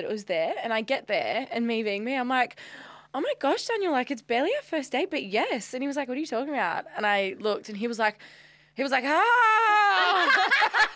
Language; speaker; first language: English; native; English